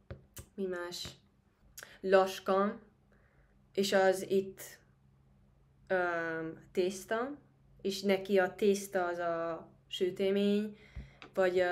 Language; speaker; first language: Hungarian; non-native, fluent; Spanish